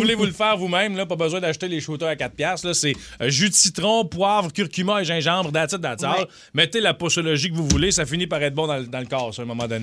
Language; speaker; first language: French; native; French